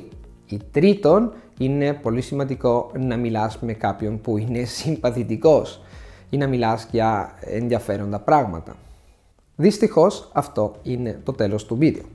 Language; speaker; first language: Greek; non-native, fluent; Italian